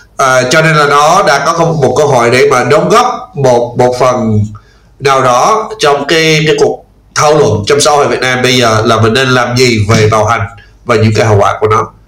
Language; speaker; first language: Vietnamese; non-native, fluent; English